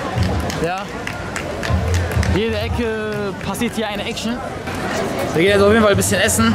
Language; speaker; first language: German; native; German